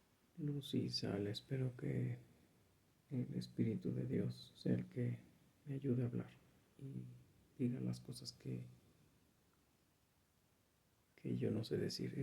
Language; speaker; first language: Spanish; native; Spanish